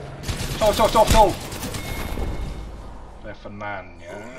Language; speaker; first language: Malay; non-native, local second language; Sundanese